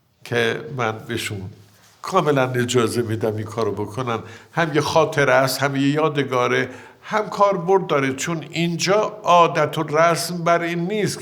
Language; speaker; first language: Persian; native; Persian